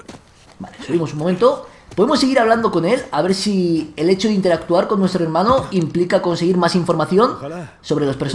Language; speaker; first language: Spanish; native; Spanish